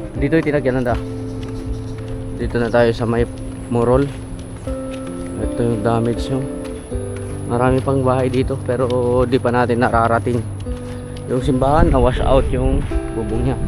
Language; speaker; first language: Filipino; non-native, local second language; Iloko